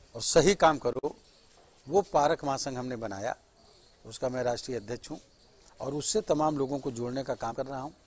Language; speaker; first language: Hindi; native; Hindi